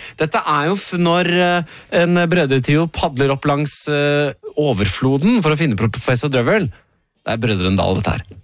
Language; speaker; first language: Norwegian; native; Norwegian